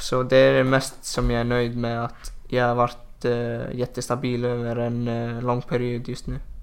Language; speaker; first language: Swedish; non-native, fluent; Icelandic